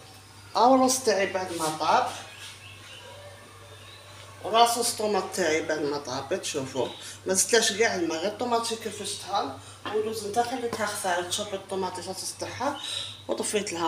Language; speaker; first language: Arabic; native; Arabic